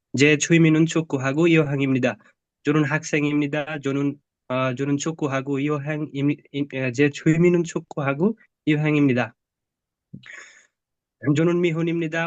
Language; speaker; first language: Korean; non-native, learner; Bangla